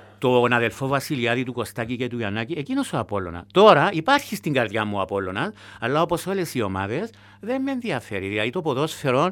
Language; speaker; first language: Greek; native; Greek